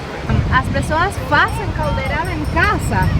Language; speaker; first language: Portuguese; non-native, learner; Spanish